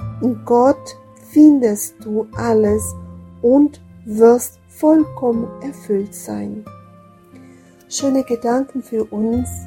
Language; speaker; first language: German; non-native, learner; Portuguese